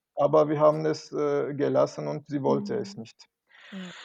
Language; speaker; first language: German; non-native, fluent; Turkish